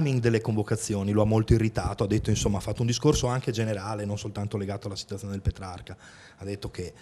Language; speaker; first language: Italian; native; Italian